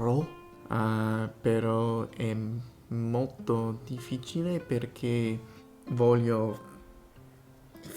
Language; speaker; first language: Italian; non-native, learner; English